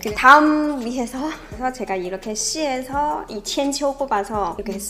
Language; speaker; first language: Korean; non-native, fluent; Chinese